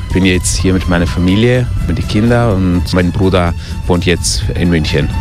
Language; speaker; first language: German; early bilingual, heritage; German